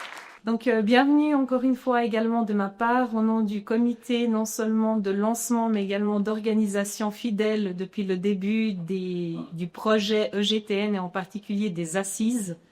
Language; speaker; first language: French; native; French